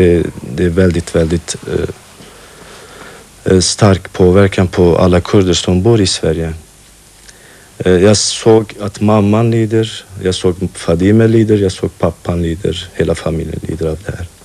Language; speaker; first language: Swedish; non-native, fluent; Kurdish